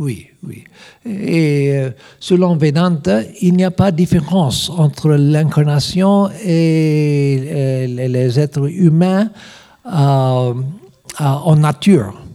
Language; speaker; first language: French; non-native, learner; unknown